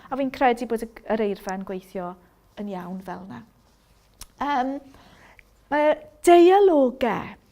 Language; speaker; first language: Welsh; native; Welsh